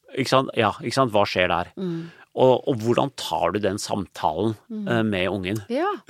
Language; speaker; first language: Norwegian; early bilingual, other home language; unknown